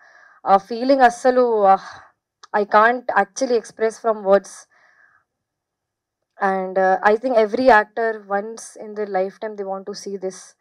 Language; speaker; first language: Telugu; non-native, fluent; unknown